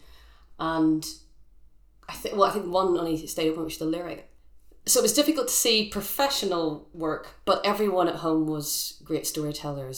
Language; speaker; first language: English; native; English